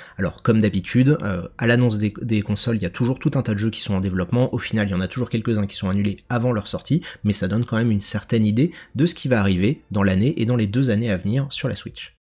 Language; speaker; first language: French; native; French